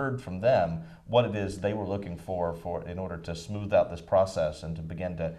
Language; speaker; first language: English; native; English